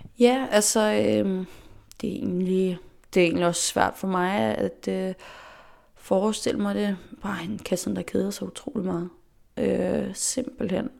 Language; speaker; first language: Danish; non-native, local second language; Faroese